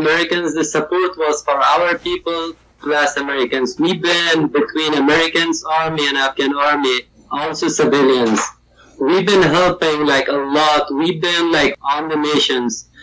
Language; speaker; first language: English; non-native, learner; Persian